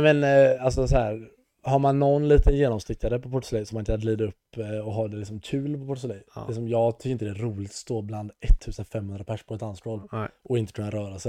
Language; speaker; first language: Swedish; native; Swedish